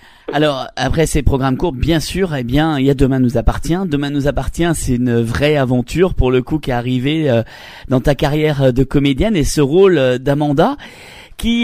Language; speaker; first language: French; native; French